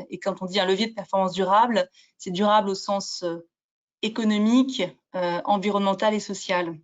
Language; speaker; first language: French; native; French